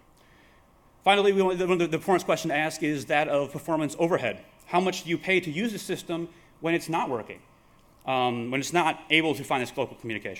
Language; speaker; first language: English; native; English